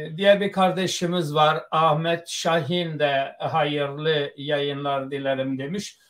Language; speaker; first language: Turkish; non-native, local second language; Zaza